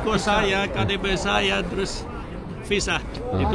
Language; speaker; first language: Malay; non-native, fluent; Chinese